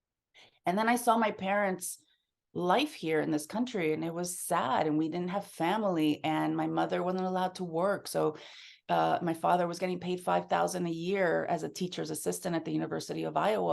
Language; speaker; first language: English; early bilingual, other home language; Spanish